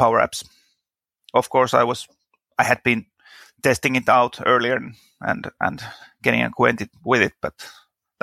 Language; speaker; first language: English; non-native, fluent; Finnish